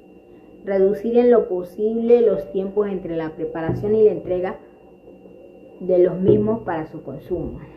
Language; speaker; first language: Spanish; native; Spanish